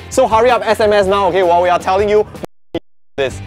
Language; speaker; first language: English; non-native, local second language; Chinese